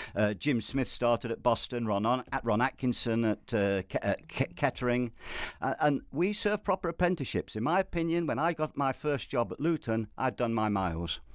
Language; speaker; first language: English; native; English